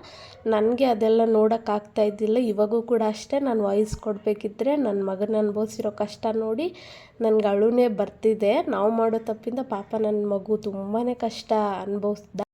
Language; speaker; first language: Kannada; native; Kannada